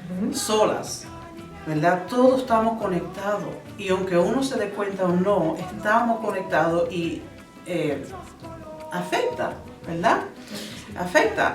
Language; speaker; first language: Spanish; early bilingual, other home language; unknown